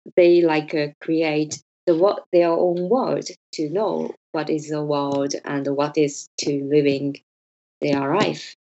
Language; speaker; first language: English; non-native, learner; Japanese